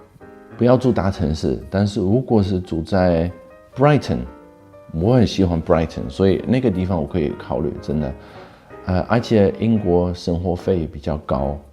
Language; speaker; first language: Chinese; non-native, fluent; Dutch